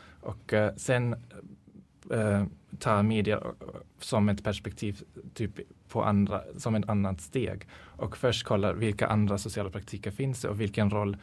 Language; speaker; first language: Swedish; non-native, fluent; German